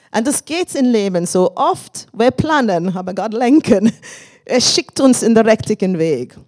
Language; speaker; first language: German; non-native, fluent; English